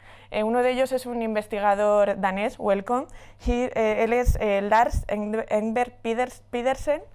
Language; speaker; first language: Spanish; native; Spanish